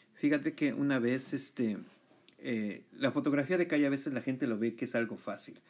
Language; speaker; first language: Spanish; native; Spanish